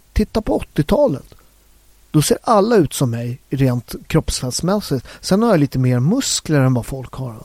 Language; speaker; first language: Swedish; early bilingual, other home language; Italian